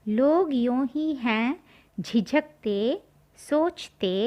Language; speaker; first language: Hindi; non-native, local second language; Tamil